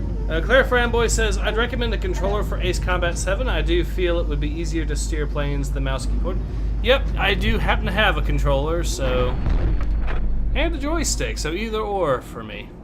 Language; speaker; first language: English; native; English